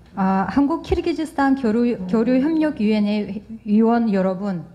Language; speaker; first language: Korean; non-native, fluent; Kyrgyz